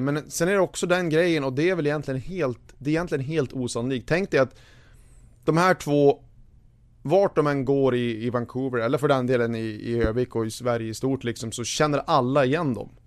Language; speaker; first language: Swedish; native; Swedish